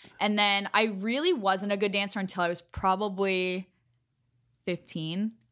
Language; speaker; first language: English; native; English